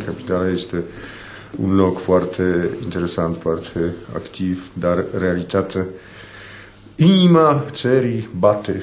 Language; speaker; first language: Romanian; non-native, fluent; Polish